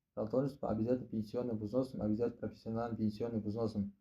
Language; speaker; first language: Russian; non-native, local second language; Kazakh